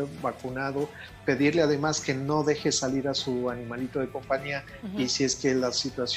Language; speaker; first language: Spanish; native; Spanish